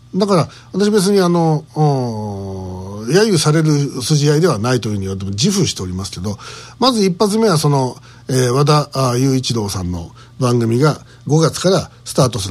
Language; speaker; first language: Japanese; native; Japanese